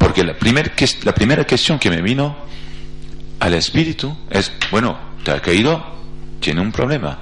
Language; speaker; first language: Spanish; non-native, fluent; French